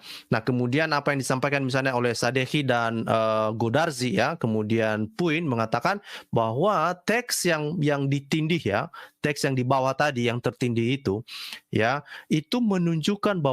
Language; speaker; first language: Indonesian; native; Indonesian